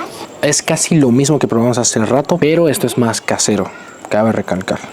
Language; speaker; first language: Spanish; native; Spanish